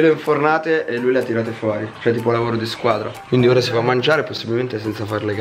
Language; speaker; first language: Italian; native; Italian